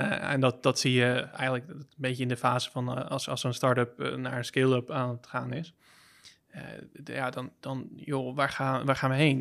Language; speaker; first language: Dutch; native; Dutch